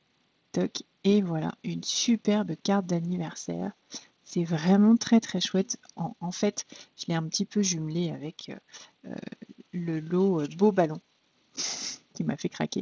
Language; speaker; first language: French; native; French